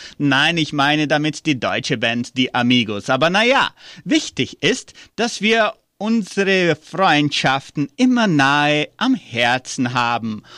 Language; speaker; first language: German; early bilingual, heritage; German